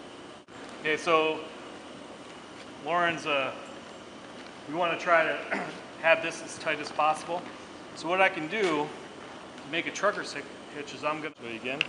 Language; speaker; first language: English; native; English